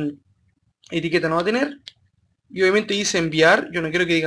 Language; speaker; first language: Spanish; native; Spanish